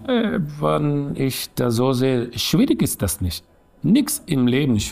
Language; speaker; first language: German; non-native, learner; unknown